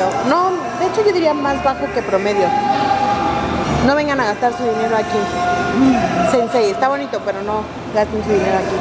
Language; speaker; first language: Spanish; native; Spanish